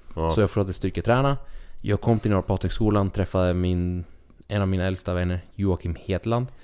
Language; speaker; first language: Swedish; early bilingual, other home language; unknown